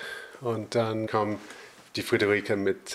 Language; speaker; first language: German; non-native, fluent; English